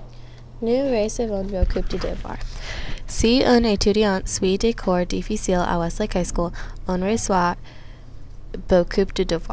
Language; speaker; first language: French; non-native, learner; English